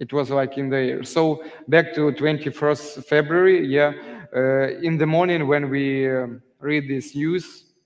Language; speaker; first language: English; non-native, learner; Ukrainian